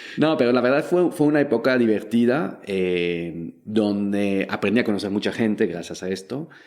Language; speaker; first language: Spanish; non-native, fluent; French